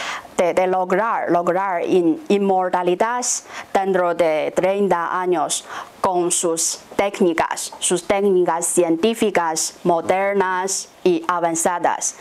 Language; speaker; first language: Spanish; non-native, fluent; Chinese